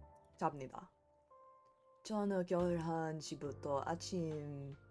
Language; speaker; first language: Korean; non-native, learner; English